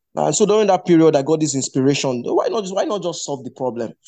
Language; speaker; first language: English; non-native, local second language; Yoruba